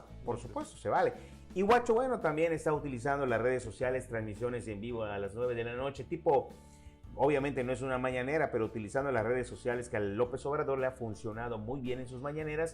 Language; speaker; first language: Spanish; native; Spanish